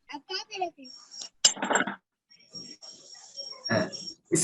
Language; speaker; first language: Hindi; non-native, learner; Bangla